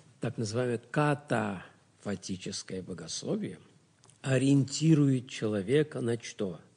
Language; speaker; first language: Russian; native; Russian